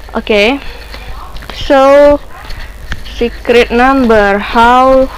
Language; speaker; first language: English; non-native, learner; Indonesian